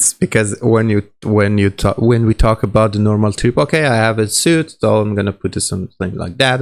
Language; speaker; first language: English; non-native, learner; Persian